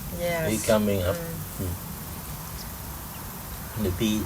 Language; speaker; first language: English; non-native, learner; Swedish